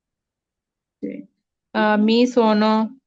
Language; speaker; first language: Italian; non-native, learner; Hindi